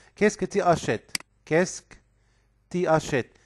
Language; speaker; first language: French; non-native, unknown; Arabic